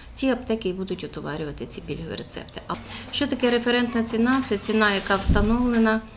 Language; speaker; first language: Ukrainian; native; Ukrainian